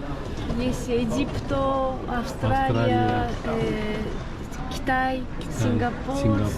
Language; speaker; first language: Russian; early bilingual, heritage; Russian